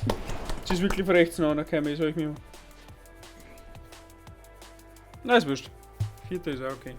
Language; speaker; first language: German; native; German